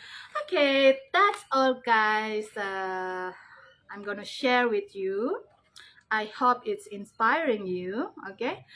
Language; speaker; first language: English; non-native, learner; Indonesian